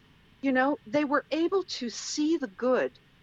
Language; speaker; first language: English; native; English